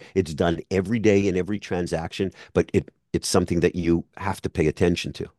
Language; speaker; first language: English; native; English